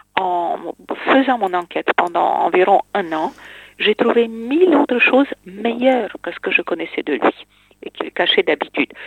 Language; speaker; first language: French; non-native, fluent; Romanian